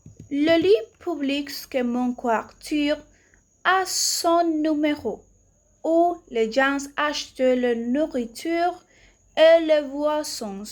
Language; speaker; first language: French; non-native, learner; Spanish